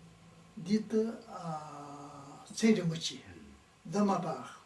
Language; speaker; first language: French; non-native, learner; Tibetan